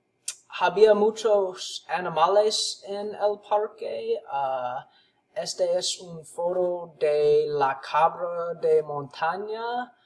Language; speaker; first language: Spanish; non-native, learner; English